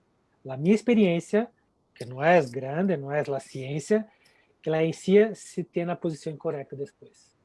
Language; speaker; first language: Spanish; non-native, fluent; Portuguese